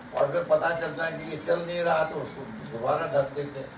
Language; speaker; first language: Hindi; non-native, local second language; Marathi